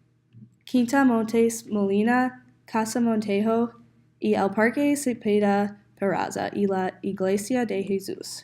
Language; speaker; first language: Spanish; non-native, learner; English